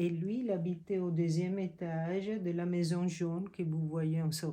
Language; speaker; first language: French; non-native, fluent; Italian